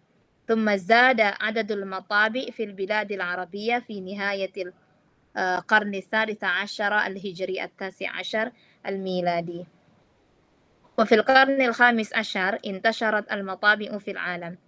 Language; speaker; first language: Arabic; non-native, fluent; Indonesian